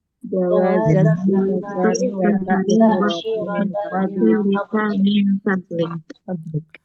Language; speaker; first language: Arabic; non-native, learner; Indonesian